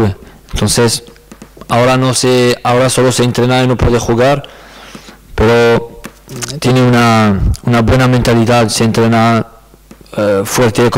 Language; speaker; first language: Spanish; non-native, learner; French